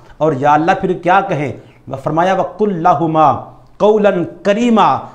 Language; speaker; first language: Urdu; non-native, local second language; Punjabi